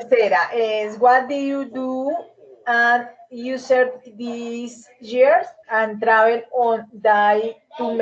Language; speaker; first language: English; non-native, learner; Spanish